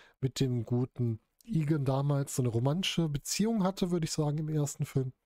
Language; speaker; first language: German; native; German